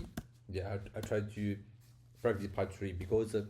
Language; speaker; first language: English; non-native, learner; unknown